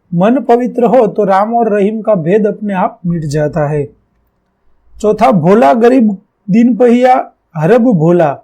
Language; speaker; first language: Hindi; non-native, local second language; Gujarati